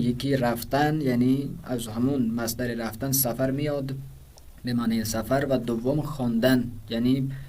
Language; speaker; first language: Persian; non-native, fluent; Urdu